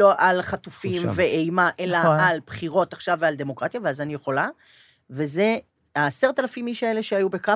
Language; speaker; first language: Hebrew; native; Hebrew